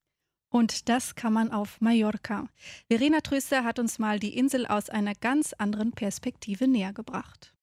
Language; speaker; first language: German; native; German